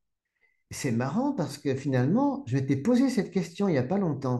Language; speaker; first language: French; native; French